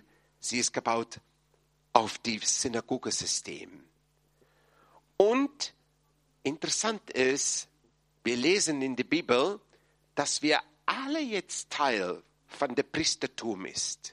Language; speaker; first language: German; non-native, fluent; English